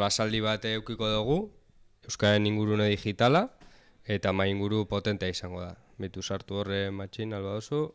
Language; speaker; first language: Basque; native; Basque